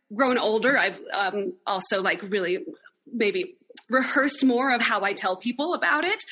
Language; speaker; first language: English; native; English